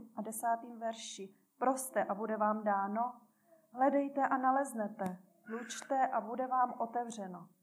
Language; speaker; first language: Czech; native; Czech